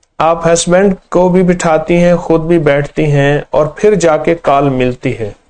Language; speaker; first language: Urdu; native; Urdu